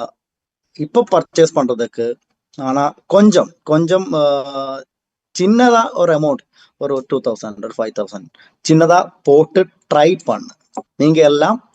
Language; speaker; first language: Tamil; non-native, learner; Malayalam